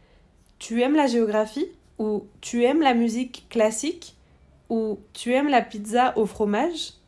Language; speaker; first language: French; non-native, fluent; Spanish